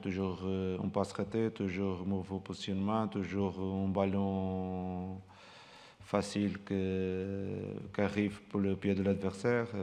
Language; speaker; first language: French; non-native, fluent; Portuguese